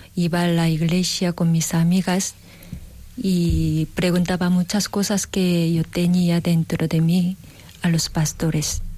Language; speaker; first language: Spanish; non-native, learner; Korean